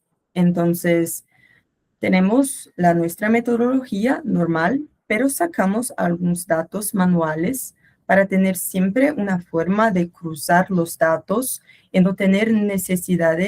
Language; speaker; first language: Spanish; non-native, learner; Portuguese